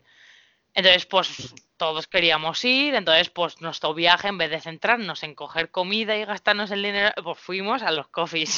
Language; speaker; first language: Spanish; native; Spanish